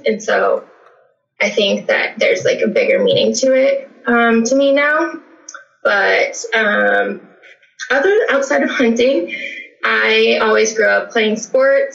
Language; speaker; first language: English; native; English